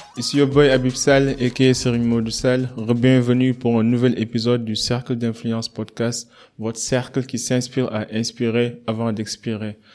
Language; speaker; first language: French; non-native, local second language; Wolof